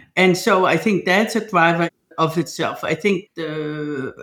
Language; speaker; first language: English; non-native, fluent; Danish